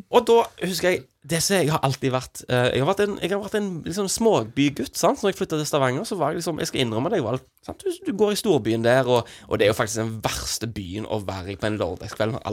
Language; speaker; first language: Norwegian; native; Norwegian